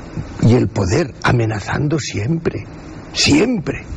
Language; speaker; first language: Spanish; native; Spanish